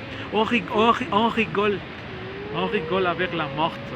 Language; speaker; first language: French; non-native, learner; Spanish